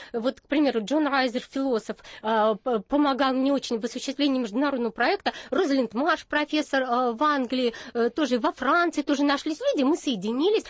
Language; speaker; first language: Russian; native; Russian